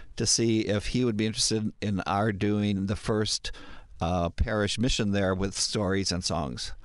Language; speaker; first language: English; native; English